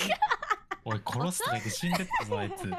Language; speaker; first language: Japanese; native; Japanese